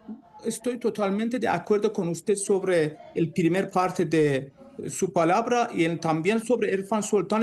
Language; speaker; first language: Spanish; non-native, learner; Persian